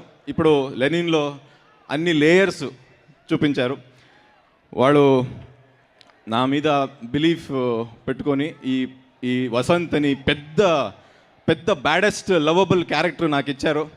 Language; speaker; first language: Telugu; non-native, learner; Kannada